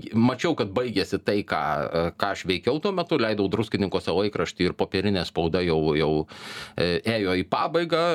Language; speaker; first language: Lithuanian; native; Lithuanian